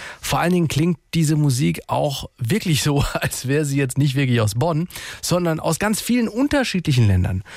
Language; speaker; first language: German; native; German